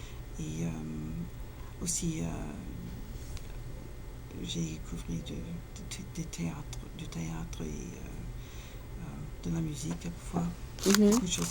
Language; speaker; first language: French; non-native, fluent; English